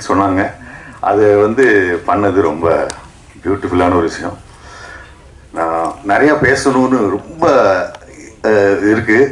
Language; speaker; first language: Tamil; native; Tamil